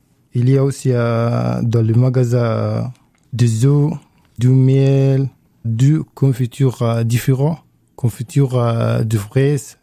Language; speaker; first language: French; non-native, learner; Arabic